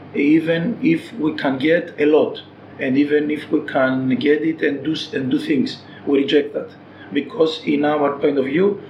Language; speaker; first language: English; non-native, fluent; Greek